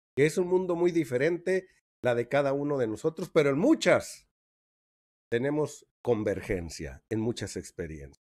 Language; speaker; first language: Spanish; native; Spanish